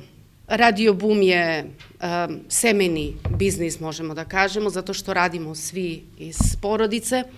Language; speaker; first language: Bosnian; early bilingual, heritage; Serbian